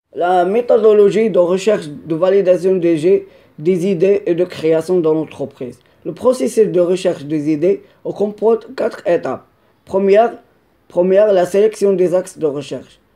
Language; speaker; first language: French; non-native, local second language; Arabic